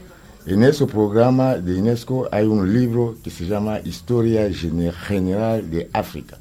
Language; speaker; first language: Spanish; non-native, learner; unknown